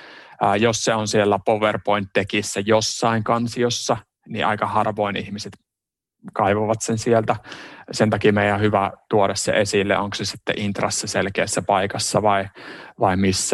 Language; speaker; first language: Finnish; native; Finnish